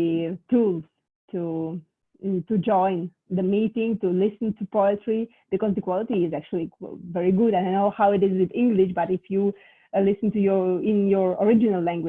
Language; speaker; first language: English; non-native, fluent; Russian